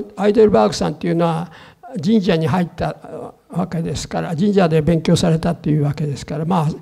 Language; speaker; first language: Japanese; native; Japanese